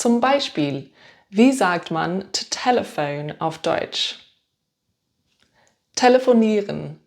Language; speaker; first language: German; non-native, fluent; English